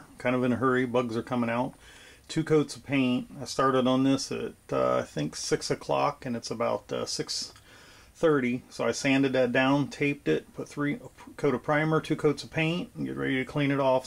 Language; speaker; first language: English; native; English